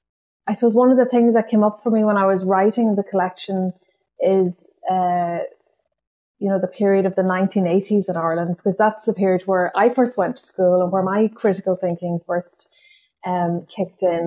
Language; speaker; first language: English; non-native, local second language; Irish